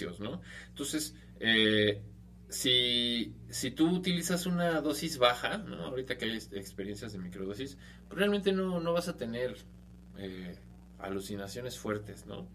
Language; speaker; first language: Spanish; native; Spanish